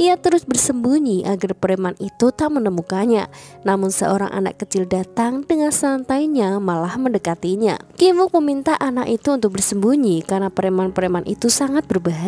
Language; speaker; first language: Indonesian; native; Indonesian